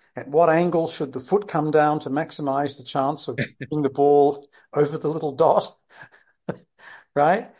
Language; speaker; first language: English; native; English